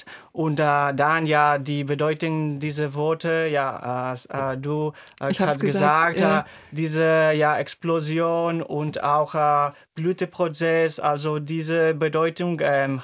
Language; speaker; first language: German; non-native, fluent; Spanish